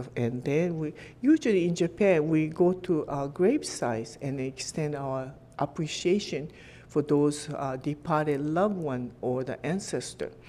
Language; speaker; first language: English; non-native, fluent; Japanese